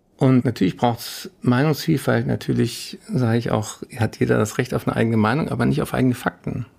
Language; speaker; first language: German; native; German